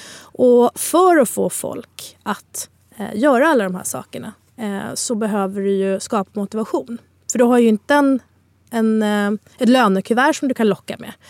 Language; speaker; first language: Swedish; early bilingual, other home language; Spanish